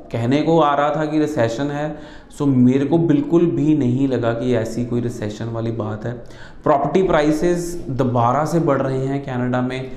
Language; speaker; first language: Hindi; non-native, local second language; Punjabi